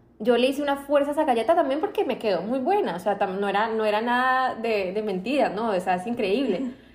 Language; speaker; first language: Spanish; native; Spanish